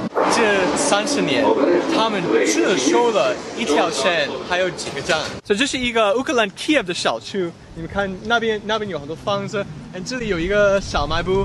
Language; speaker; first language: Chinese; non-native, fluent; English